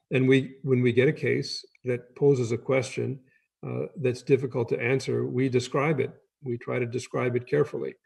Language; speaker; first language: English; native; English